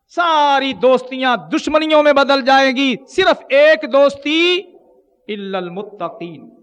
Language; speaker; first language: Urdu; non-native, local second language; Punjabi